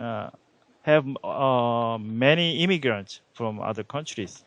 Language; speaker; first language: English; non-native, learner; Korean